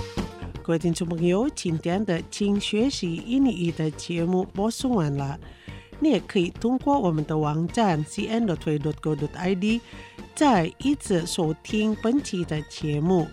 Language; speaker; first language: Chinese; non-native, fluent; Indonesian